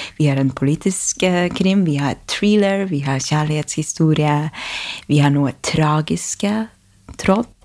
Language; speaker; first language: Norwegian; non-native, fluent; Polish